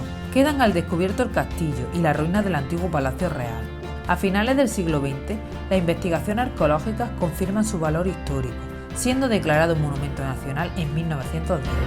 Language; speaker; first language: Spanish; native; Spanish